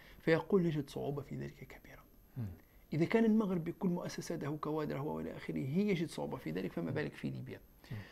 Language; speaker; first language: Arabic; non-native, local second language; Berber languages